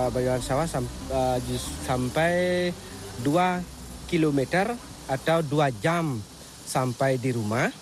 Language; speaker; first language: Indonesian; non-native, local second language; Balinese